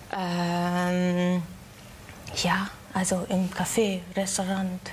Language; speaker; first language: German; non-native, learner; Hungarian